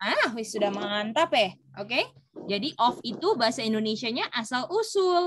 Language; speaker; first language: Indonesian; native; Indonesian